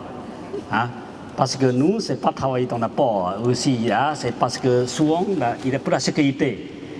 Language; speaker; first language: French; non-native, learner; Chinese